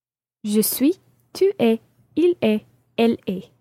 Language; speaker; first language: French; non-native, learner; English